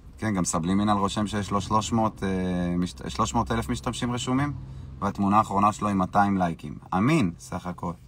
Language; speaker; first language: Hebrew; native; Hebrew